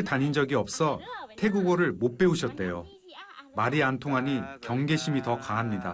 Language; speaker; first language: Korean; native; Korean